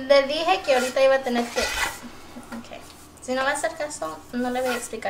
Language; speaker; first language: Spanish; early bilingual, heritage; Spanish